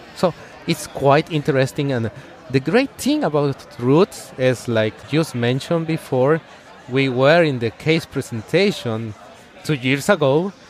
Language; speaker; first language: English; non-native, fluent; Spanish